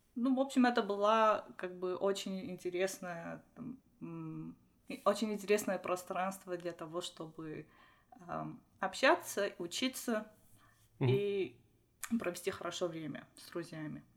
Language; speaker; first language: Russian; non-native, local second language; Armenian